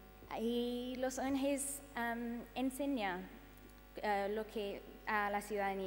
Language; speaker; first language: Spanish; non-native, fluent; English